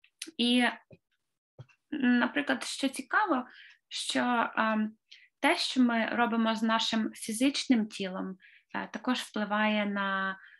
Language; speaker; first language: Ukrainian; native; Ukrainian